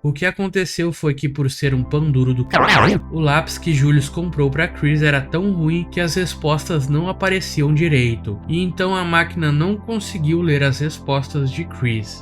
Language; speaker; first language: Portuguese; native; Portuguese